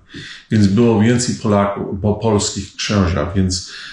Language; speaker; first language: Polish; early bilingual, heritage; Polish